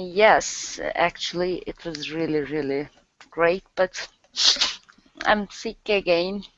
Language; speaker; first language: English; non-native, fluent; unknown